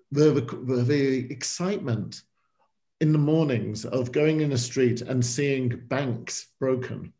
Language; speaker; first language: English; native; English